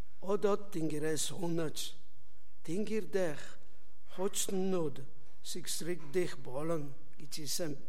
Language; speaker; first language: Mongolian; non-native, learner; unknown